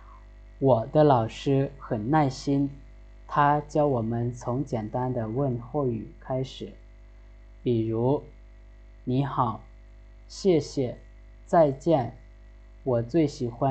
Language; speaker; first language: Chinese; non-native, fluent; Lao